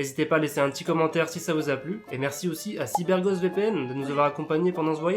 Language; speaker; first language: French; native; French